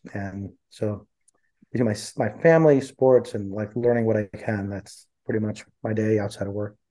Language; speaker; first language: English; early bilingual, other home language; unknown